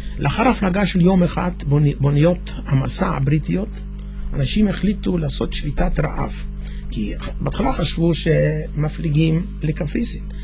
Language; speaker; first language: Hebrew; non-native, fluent; Yiddish